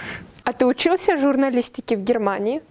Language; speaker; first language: Russian; native; Russian